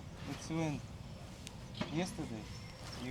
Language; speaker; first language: English; non-native, learner; Russian